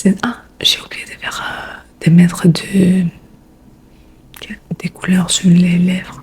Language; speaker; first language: French; non-native, learner; Spanish